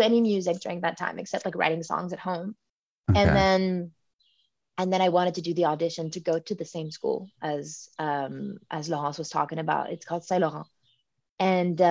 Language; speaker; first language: English; native; English